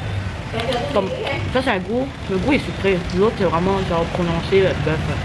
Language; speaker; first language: French; early bilingual, other home language; Vietnamese